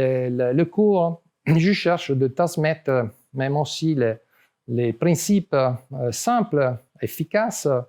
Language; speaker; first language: French; non-native, learner; Italian